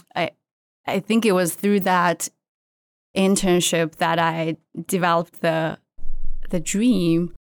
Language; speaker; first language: English; non-native, fluent; Chinese